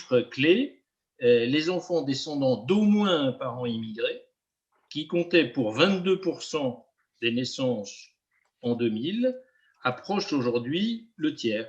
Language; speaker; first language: French; native; French